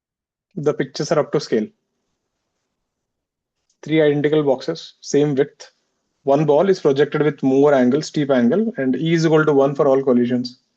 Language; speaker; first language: English; non-native, local second language; Hindi